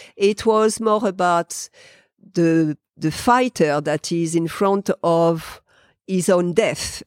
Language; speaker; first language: English; non-native, fluent; French